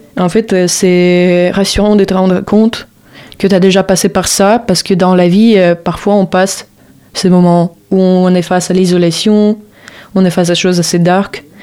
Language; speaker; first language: French; non-native, fluent; Russian